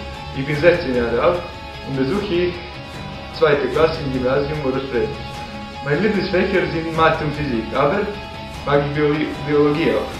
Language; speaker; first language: German; non-native, learner; Serbian